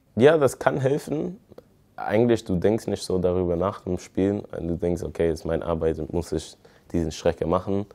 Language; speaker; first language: German; non-native, fluent; English